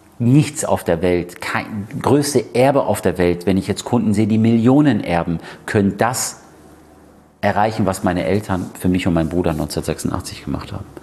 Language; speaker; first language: German; early bilingual, other home language; Persian